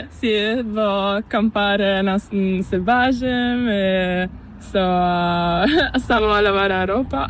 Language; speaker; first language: Spanish; non-native, learner; Italian